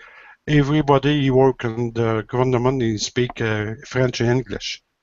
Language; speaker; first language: English; non-native, learner; French